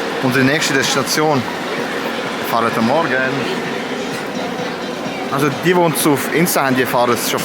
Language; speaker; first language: German; non-native, local second language; Croatian